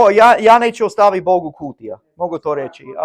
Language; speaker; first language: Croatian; non-native, learner; English